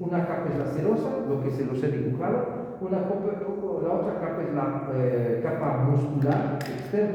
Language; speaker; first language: Spanish; native; Spanish